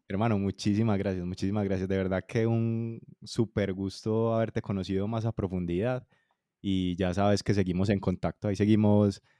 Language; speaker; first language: Spanish; native; Spanish